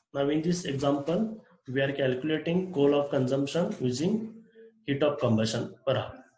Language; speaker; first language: English; non-native, local second language; Marathi